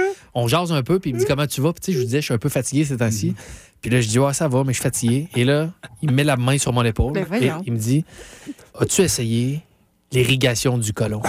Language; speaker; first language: French; native; French